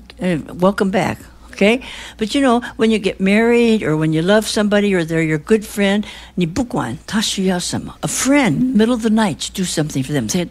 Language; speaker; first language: English; early bilingual, other home language; Chinese